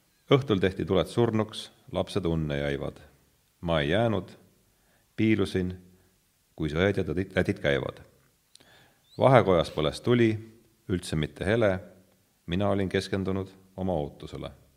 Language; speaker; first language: Estonian; native; Estonian